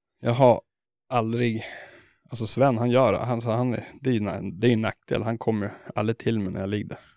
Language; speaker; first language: Swedish; native; Swedish